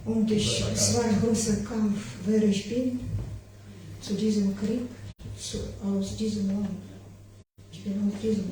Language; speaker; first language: German; non-native, learner; Ukrainian